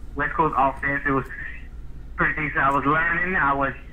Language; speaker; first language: English; native; English